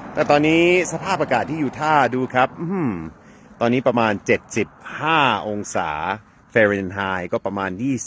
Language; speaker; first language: Thai; non-native, fluent; English